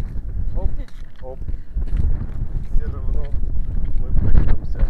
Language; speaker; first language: Russian; native; Russian